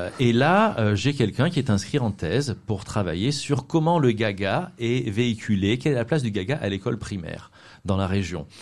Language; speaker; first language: French; native; French